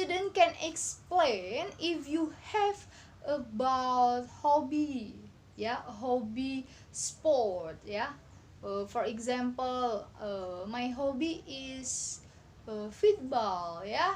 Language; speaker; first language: English; non-native, learner; Indonesian